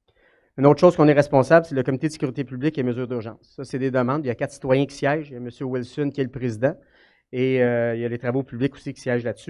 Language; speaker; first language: French; native; French